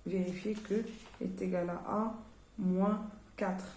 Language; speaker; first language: French; non-native, local second language; Arabic